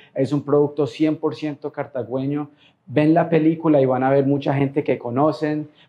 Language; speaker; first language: Spanish; early bilingual, heritage; Spanish